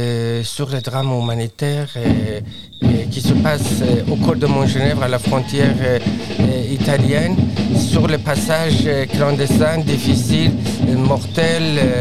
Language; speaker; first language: French; non-native, fluent; Persian